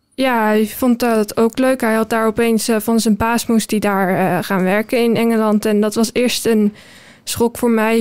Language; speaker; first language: Dutch; early bilingual, heritage; Dutch